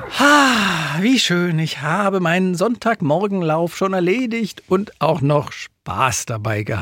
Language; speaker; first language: German; native; German